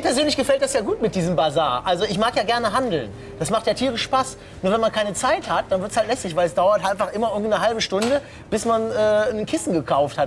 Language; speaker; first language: German; native; German